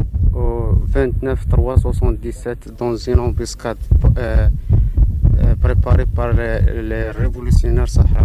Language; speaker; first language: French; non-native, local second language; Arabic